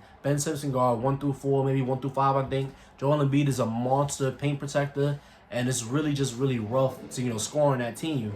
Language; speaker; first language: English; native; English